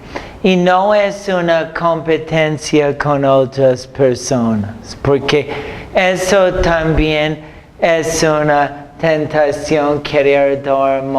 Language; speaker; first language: Spanish; non-native, fluent; English